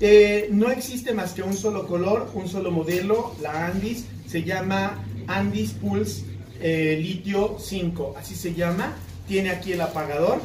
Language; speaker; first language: Spanish; native; Spanish